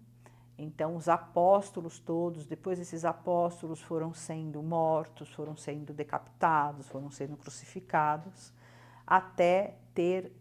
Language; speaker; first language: Portuguese; native; Portuguese